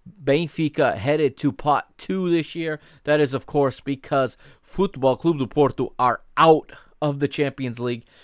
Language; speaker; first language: English; native; English